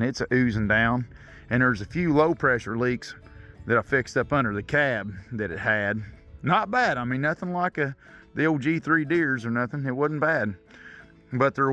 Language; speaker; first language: English; native; English